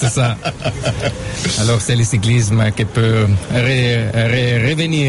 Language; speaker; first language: French; non-native, fluent; Italian